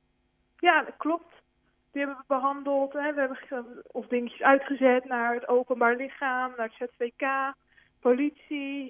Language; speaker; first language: Dutch; native; Dutch